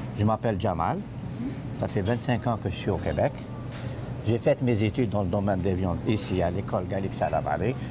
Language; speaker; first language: French; non-native, local second language; Arabic